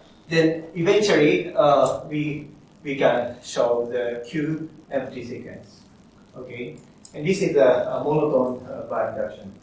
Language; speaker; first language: English; non-native, fluent; Japanese